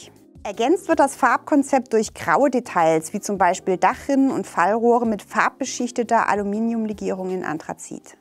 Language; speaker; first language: German; native; German